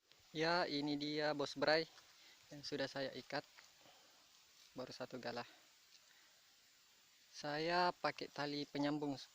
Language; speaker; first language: Indonesian; native; Indonesian